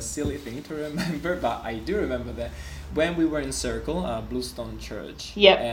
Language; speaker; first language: English; non-native, fluent; Italian